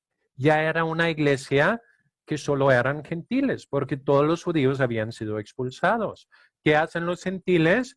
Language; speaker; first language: Spanish; non-native, fluent; Danish